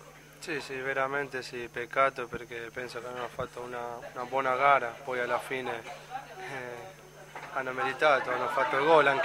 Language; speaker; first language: Italian; non-native, fluent; Spanish